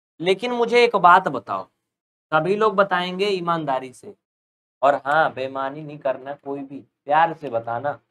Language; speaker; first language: Hindi; native; Hindi